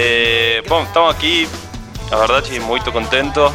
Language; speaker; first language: Portuguese; non-native, fluent; Spanish